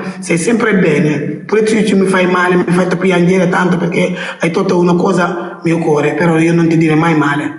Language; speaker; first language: Italian; non-native, learner; Wolof